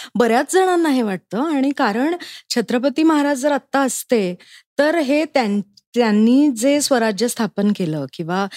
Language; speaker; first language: Marathi; native; Marathi